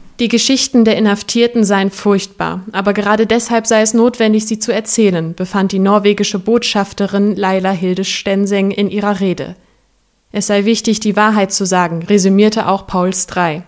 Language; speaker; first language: German; native; German